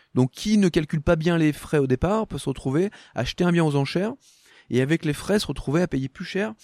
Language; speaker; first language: French; native; French